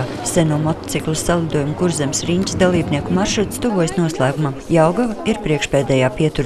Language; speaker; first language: Latvian; native; Latvian